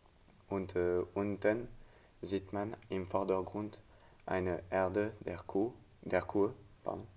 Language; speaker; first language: German; non-native, learner; French